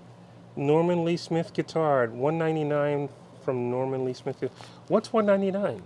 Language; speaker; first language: English; native; English